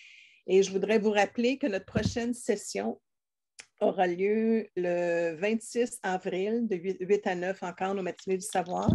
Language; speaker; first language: French; native; French